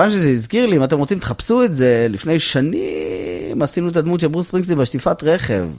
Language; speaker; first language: Hebrew; native; Hebrew